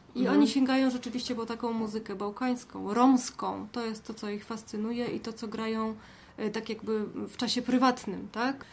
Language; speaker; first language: Polish; native; Polish